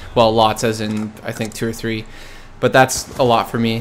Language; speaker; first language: English; native; English